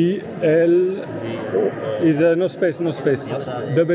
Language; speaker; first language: English; non-native, learner; French